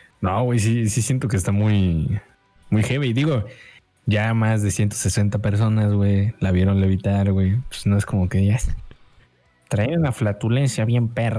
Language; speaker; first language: Spanish; native; Spanish